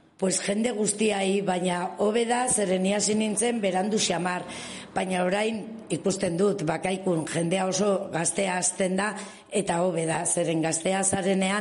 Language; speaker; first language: Basque; non-native, local second language; Spanish